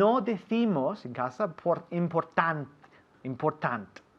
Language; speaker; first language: Spanish; non-native, fluent; English